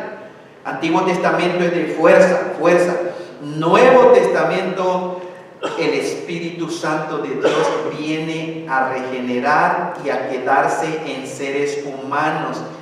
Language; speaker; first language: Spanish; native; Spanish